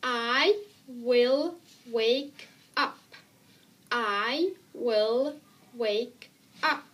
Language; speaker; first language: English; non-native, fluent; Russian